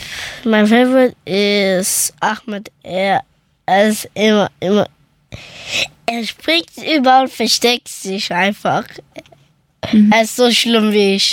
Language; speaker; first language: German; early bilingual, other home language; Persian